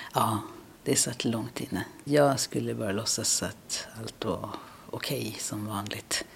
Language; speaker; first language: Swedish; early bilingual, other home language; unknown